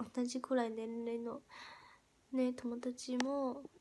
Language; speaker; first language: Japanese; non-native, fluent; Chinese